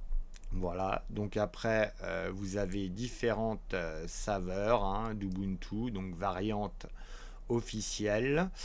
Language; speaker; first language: French; native; French